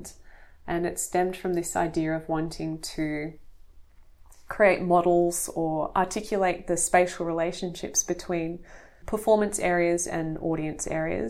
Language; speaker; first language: English; native; English